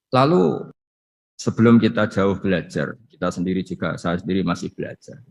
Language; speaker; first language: Malay; non-native, local second language; Javanese